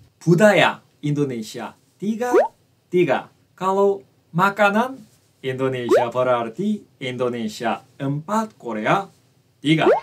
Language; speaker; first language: Indonesian; non-native, fluent; Korean